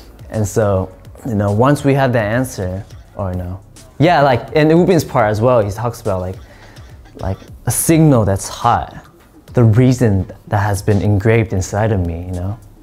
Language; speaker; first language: English; early bilingual, other home language; Korean